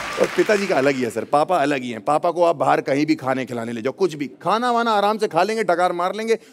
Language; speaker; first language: Hindi; native; Hindi